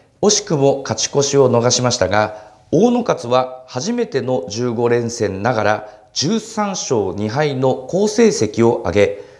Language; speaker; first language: Japanese; native; Japanese